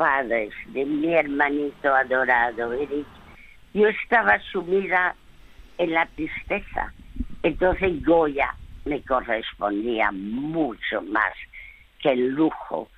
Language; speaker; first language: Spanish; early bilingual, other home language; French